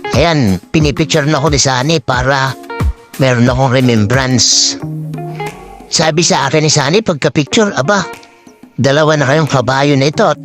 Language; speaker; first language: Filipino; native; Filipino